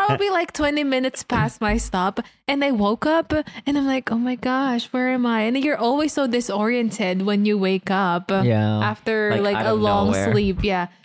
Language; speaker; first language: English; non-native, local second language; Filipino